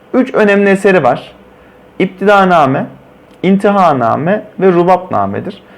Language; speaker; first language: Turkish; native; Turkish